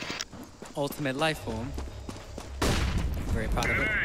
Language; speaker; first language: English; native; English